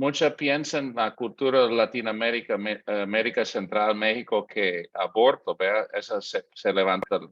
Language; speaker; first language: Spanish; non-native, fluent; English